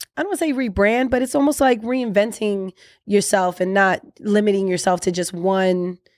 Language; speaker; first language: English; native; English